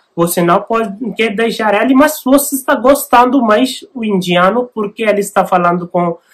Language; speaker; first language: Portuguese; non-native, learner; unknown